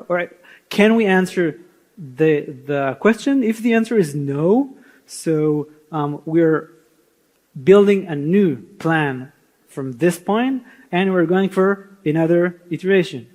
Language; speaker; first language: English; non-native, fluent; Hebrew